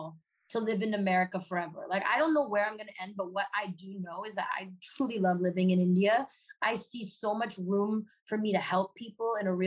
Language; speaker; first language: English; native; English